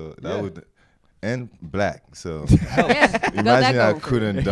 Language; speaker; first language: English; non-native, fluent; French